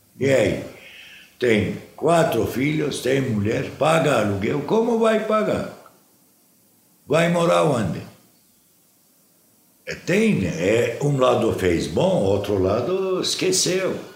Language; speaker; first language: Portuguese; non-native, fluent; Arabic